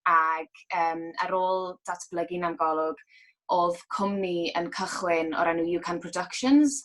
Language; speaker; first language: Welsh; native; Welsh